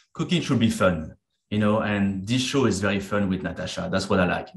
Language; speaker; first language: English; non-native, fluent; French